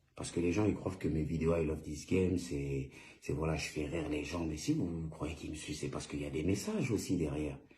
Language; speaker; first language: French; early bilingual, other home language; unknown